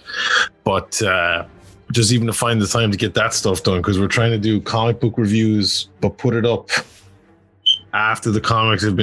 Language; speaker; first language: English; native; English